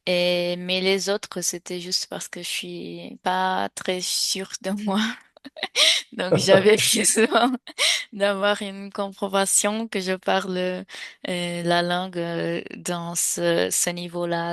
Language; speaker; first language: French; non-native, fluent; Portuguese